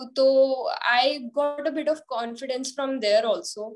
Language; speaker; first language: English; non-native, local second language; Hindi